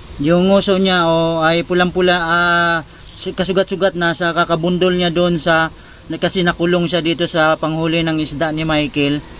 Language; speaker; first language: Filipino; non-native, local second language; Cebuano